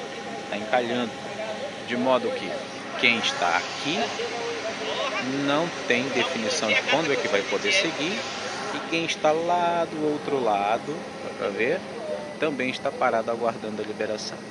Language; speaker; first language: Portuguese; native; Portuguese